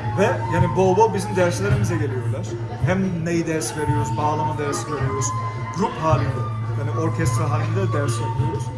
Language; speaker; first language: Turkish; early bilingual, heritage; German